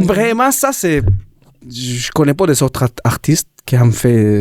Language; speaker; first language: French; non-native, learner; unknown